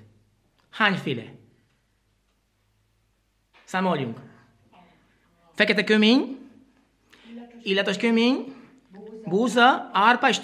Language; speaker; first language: Hungarian; non-native, learner; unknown